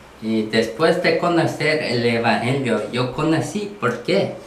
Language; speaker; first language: Spanish; non-native, learner; Korean